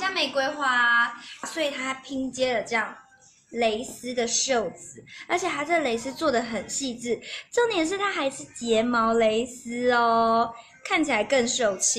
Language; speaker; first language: Chinese; native; Chinese